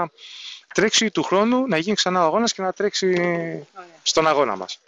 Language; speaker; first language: Greek; native; Greek